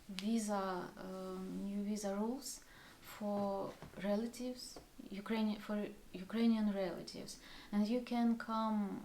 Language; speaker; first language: English; non-native, learner; Russian